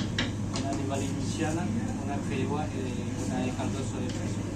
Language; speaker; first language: Spanish; non-native, learner; Filipino